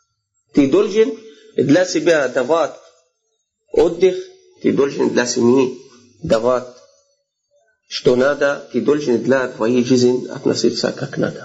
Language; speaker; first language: Russian; non-native, fluent; Arabic